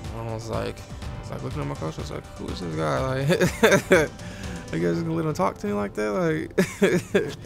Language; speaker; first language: English; native; English